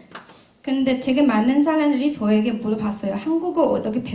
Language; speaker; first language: Korean; non-native, learner; Chinese